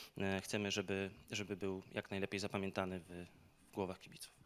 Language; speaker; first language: Polish; native; Polish